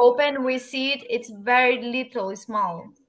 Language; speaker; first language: English; non-native, learner; Portuguese